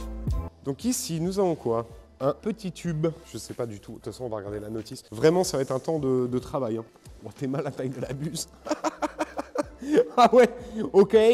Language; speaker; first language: French; native; French